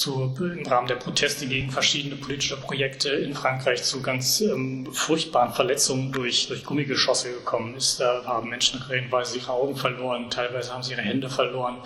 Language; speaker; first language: German; native; German